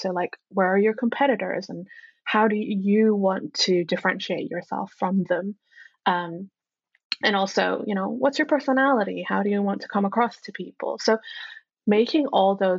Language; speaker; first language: English; non-native, local second language; Cantonese